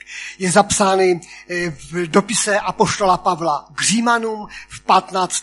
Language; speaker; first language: Czech; non-native, local second language; Polish